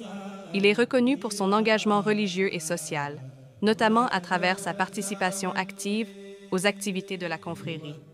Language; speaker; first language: French; non-native, local second language; Wolof